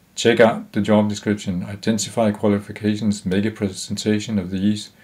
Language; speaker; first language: English; non-native, fluent; Danish